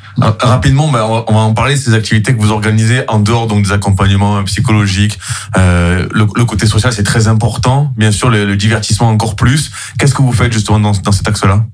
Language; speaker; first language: French; native; French